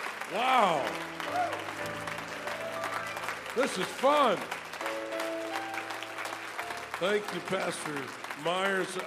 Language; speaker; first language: English; native; English